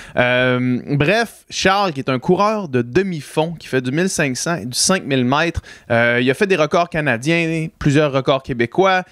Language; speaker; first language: French; native; French